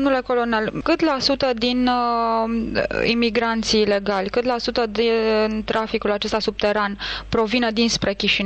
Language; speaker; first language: Romanian; native; Romanian